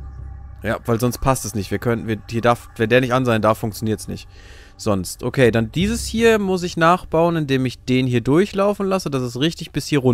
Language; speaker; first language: German; native; German